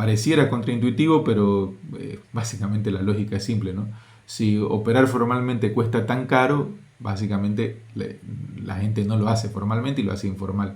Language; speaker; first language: Spanish; native; Spanish